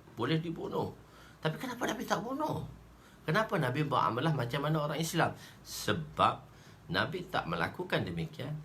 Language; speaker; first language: Malay; native; Malay